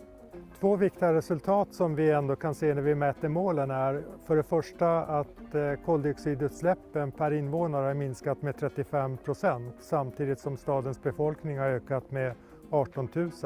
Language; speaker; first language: Swedish; native; Swedish